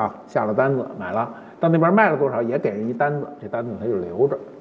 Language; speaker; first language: Chinese; native; Chinese